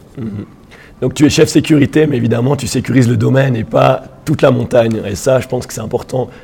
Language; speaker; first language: French; native; French